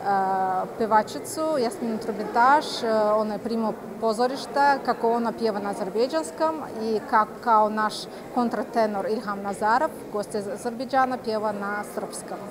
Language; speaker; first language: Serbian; non-native, fluent; Azerbaijani